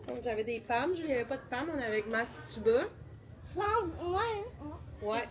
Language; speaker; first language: French; native; French